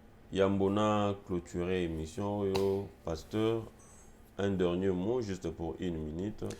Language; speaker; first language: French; non-native, local second language; Lingala